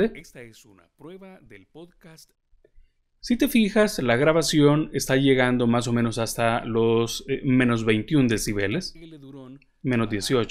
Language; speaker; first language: Spanish; native; Spanish